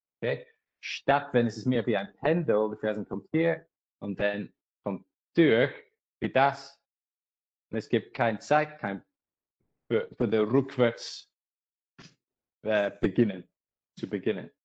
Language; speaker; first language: German; non-native, learner; English